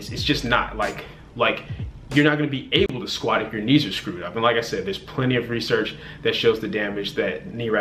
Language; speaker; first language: English; native; English